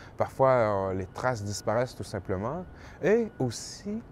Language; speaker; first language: French; native; French